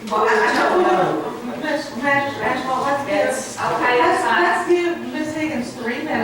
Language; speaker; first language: English; native; English